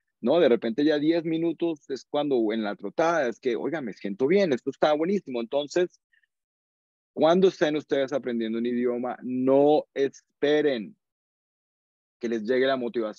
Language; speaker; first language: Spanish; native; Spanish